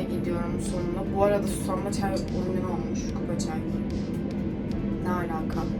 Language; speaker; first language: Turkish; native; Turkish